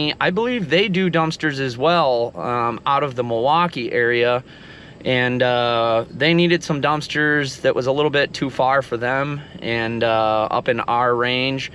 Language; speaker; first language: English; native; English